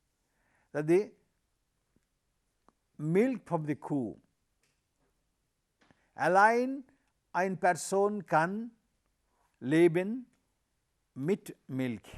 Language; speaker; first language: German; non-native, learner; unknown